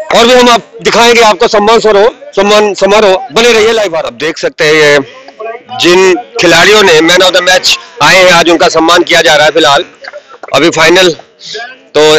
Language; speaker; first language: Hindi; non-native, local second language; Punjabi